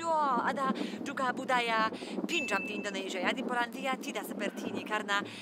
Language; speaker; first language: Indonesian; non-native, learner; Polish